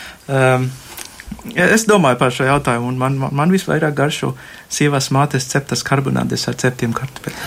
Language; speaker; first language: Latvian; non-native, fluent; Sinhala